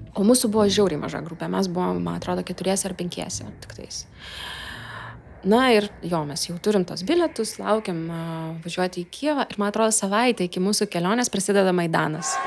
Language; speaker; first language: Lithuanian; non-native, local second language; Russian